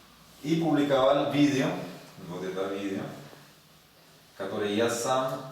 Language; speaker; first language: Russian; non-native, learner; Spanish